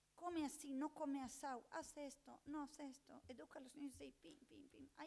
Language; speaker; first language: Spanish; non-native, fluent; Hebrew